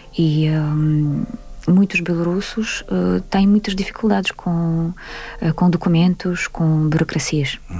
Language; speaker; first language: Portuguese; non-native, fluent; Russian